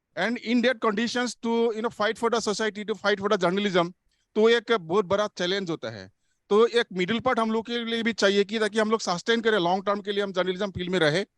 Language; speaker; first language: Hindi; non-native, local second language; Assamese